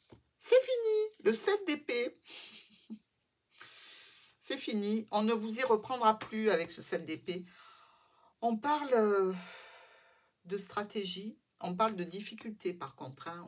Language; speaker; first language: French; native; French